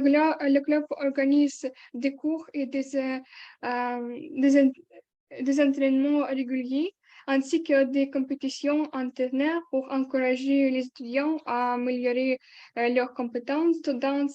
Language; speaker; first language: French; non-native, learner; Ukrainian